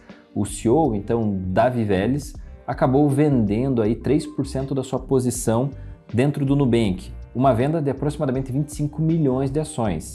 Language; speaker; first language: Portuguese; native; Portuguese